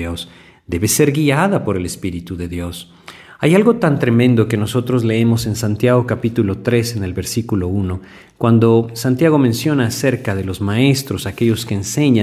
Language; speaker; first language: Spanish; native; Spanish